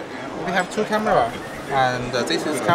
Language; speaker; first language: English; non-native, learner; Chinese